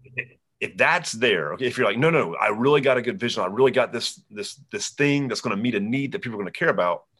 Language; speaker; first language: English; native; English